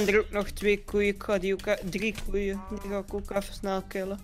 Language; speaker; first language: Dutch; native; Dutch